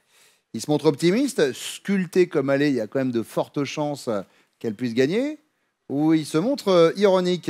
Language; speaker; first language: French; native; French